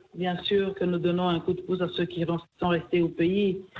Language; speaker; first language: French; non-native, local second language; Kinyarwanda